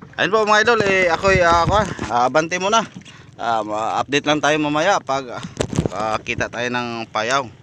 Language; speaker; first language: Filipino; non-native, local second language; Cebuano